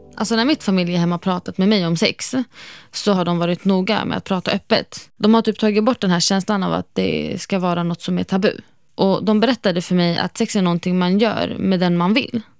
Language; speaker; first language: Swedish; non-native, fluent; Arabic